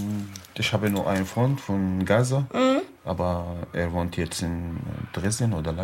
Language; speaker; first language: German; non-native, learner; Arabic